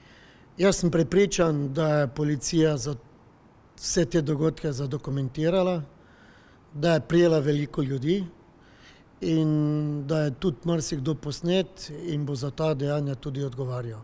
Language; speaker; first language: Slovenian; native; Slovenian